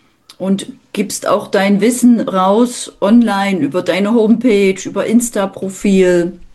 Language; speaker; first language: German; native; German